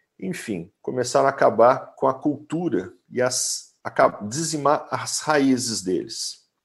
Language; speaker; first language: Portuguese; native; Portuguese